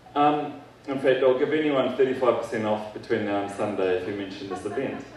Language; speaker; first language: English; native; English